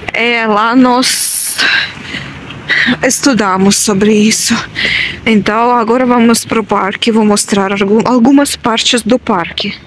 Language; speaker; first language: Portuguese; non-native, learner; Russian